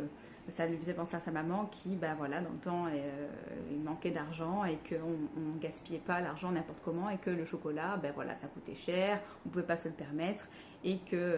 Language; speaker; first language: French; native; French